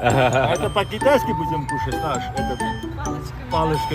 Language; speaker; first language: Russian; non-native, local second language; Armenian